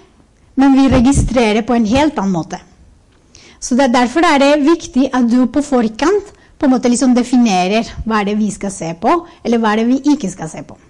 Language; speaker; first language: Norwegian; non-native, fluent; Spanish